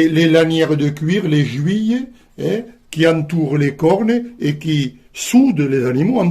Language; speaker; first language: French; native; French